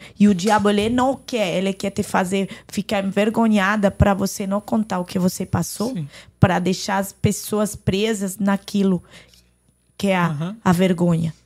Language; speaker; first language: Portuguese; non-native, fluent; Arabic